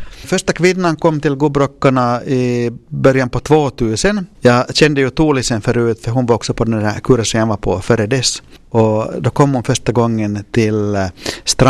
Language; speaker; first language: Swedish; non-native, local second language; Finnish